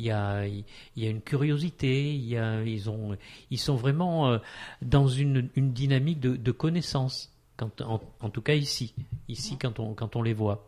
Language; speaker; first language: French; native; French